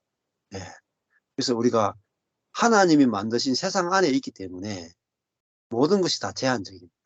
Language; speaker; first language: Korean; native; Korean